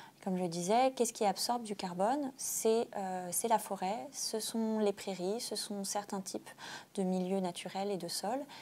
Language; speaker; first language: French; native; French